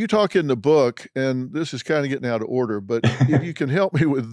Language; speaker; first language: English; native; English